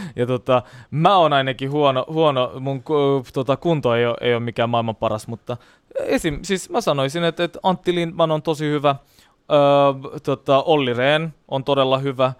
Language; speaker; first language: Finnish; non-native, fluent; Turkish